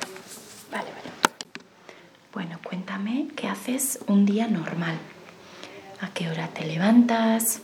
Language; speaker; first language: Spanish; native; Spanish